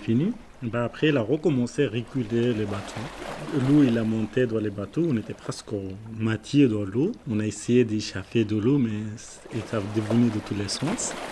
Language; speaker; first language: French; non-native, learner; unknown